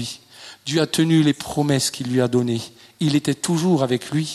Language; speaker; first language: French; native; French